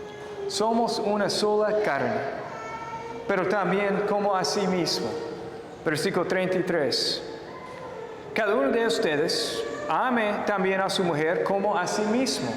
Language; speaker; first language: Spanish; non-native, fluent; English